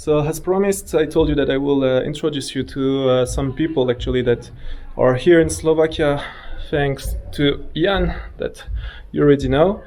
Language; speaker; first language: English; non-native, fluent; French